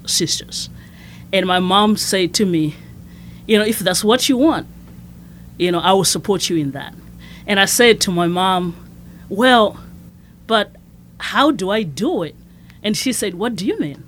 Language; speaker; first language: English; non-native, local second language; Shona